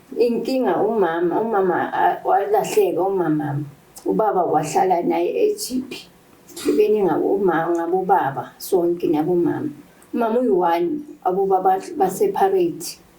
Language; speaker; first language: Zulu; native; Zulu